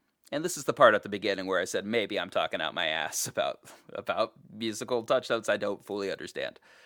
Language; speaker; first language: English; native; English